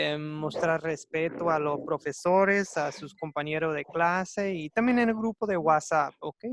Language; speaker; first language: Spanish; non-native, fluent; English